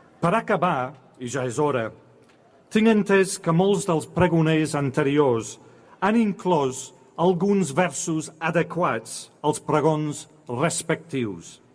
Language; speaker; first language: Catalan; non-native, fluent; English